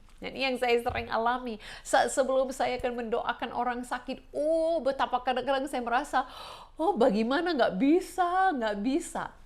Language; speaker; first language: Indonesian; non-native, fluent; English